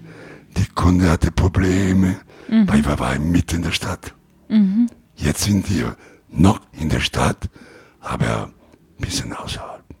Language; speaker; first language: German; non-native, learner; Italian